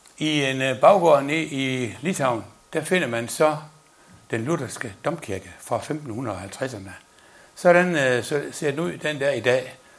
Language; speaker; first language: Danish; native; Danish